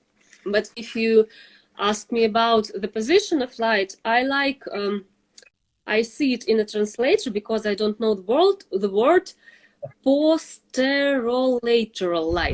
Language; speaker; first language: English; non-native, fluent; Russian